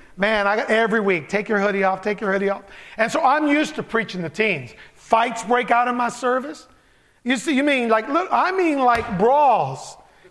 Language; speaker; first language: English; early bilingual, other home language; Spanish